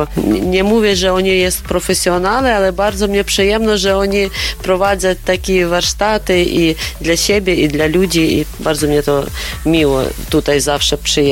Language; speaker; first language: Polish; non-native, learner; Ukrainian